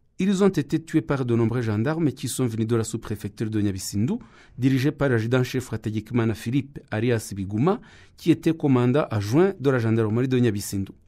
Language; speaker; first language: French; non-native, local second language; Kinyarwanda